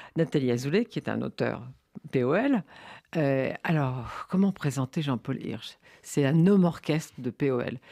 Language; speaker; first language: French; native; French